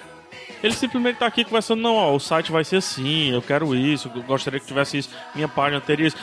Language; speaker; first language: Portuguese; native; Portuguese